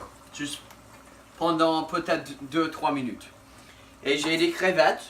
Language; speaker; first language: French; non-native, learner; English